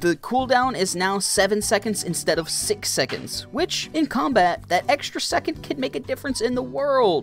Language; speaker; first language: English; native; English